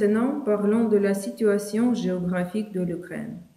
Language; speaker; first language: French; non-native, fluent; Ukrainian